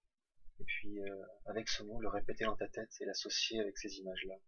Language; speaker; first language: French; native; French